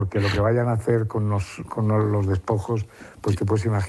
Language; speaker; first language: Spanish; native; Spanish